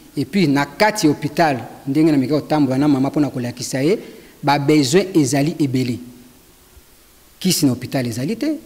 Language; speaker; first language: Lingala; native; Lingala